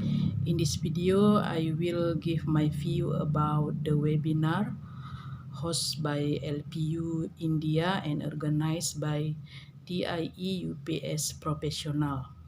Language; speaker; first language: English; non-native, learner; Indonesian